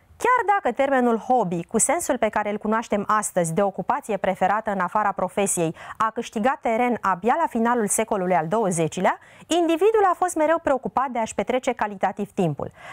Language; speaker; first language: Romanian; native; Romanian